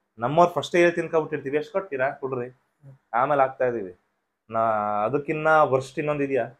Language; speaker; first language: Kannada; non-native, local second language; Telugu